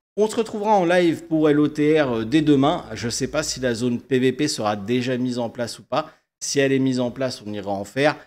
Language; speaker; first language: French; native; French